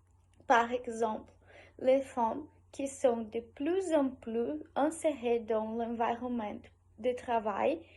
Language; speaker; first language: French; non-native, learner; Portuguese